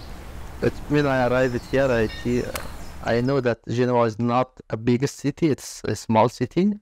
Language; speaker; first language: English; non-native, learner; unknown